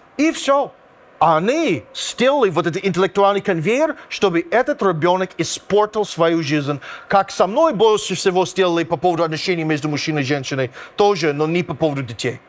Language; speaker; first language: Russian; non-native, fluent; English